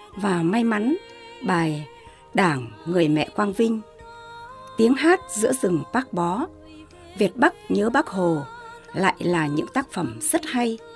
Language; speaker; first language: Vietnamese; non-native, local second language; Tày